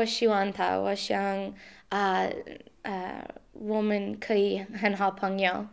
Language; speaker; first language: Chinese; non-native, learner; English